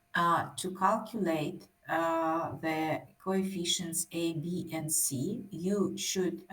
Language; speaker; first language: English; non-native, fluent; Russian